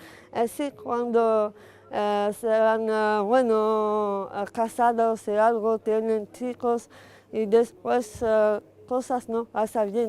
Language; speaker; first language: Spanish; non-native, fluent; Arabic